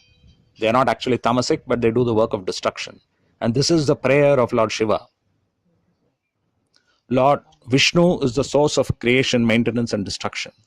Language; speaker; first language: English; non-native, local second language; Tamil